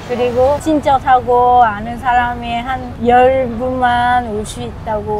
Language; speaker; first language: Korean; non-native, fluent; Vietnamese